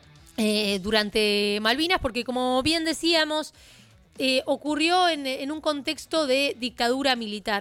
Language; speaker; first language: Spanish; native; Spanish